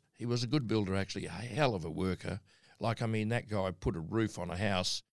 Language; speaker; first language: English; native; English